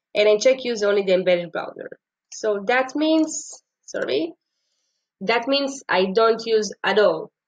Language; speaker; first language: English; non-native, fluent; Hebrew